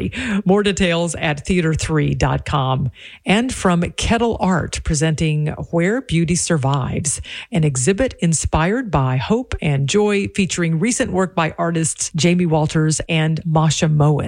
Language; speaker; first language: English; native; English